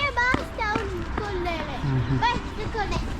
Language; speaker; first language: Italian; early bilingual, other home language; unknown